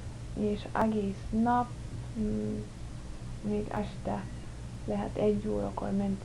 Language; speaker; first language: Hungarian; early bilingual, heritage; English